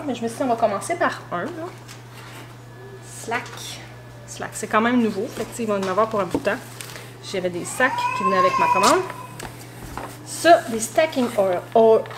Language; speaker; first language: French; native; French